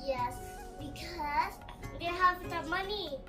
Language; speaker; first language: English; early bilingual, other home language; Nepali